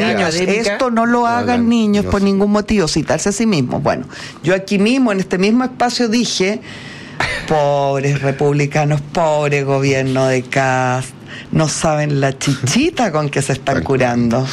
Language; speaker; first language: Spanish; native; Spanish